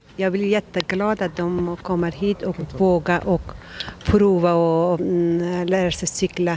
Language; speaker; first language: Swedish; non-native, learner; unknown